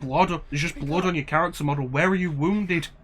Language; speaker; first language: English; native; English